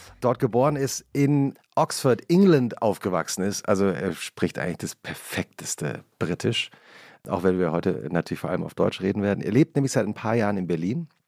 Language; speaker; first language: German; native; German